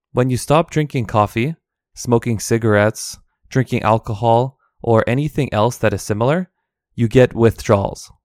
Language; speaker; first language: English; native; English